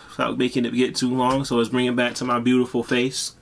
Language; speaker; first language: English; native; English